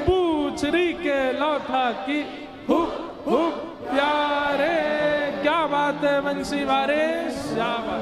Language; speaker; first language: Hindi; native; Hindi